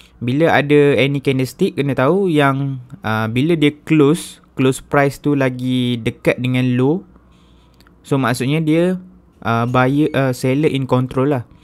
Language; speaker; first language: Malay; native; Malay